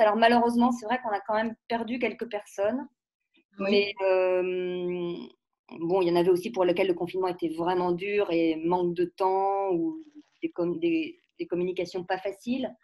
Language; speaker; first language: French; native; French